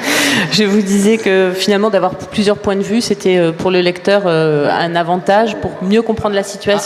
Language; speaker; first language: French; native; French